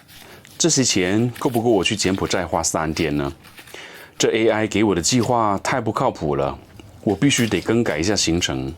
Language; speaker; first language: Chinese; native; Chinese